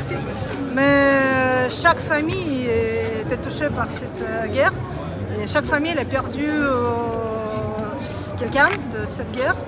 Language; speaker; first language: French; non-native, learner; Russian